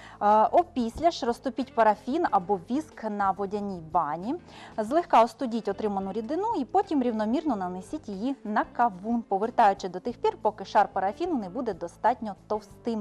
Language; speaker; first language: Ukrainian; native; Ukrainian